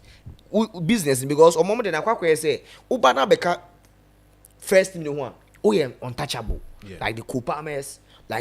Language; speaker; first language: English; non-native, local second language; Akan